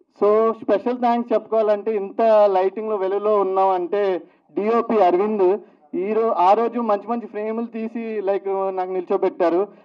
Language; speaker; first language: Telugu; native; Telugu